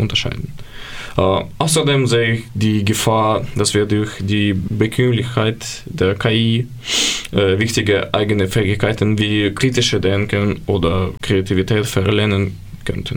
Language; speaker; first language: German; non-native, learner; Ukrainian